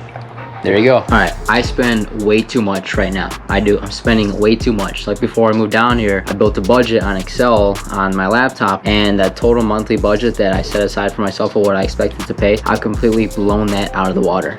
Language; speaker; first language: English; native; English